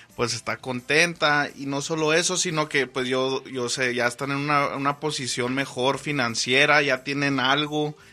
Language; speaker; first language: Spanish; early bilingual, heritage; Spanish